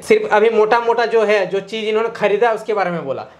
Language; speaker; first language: Hindi; native; Hindi